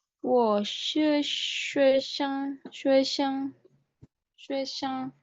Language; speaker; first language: Chinese; non-native, learner; Indonesian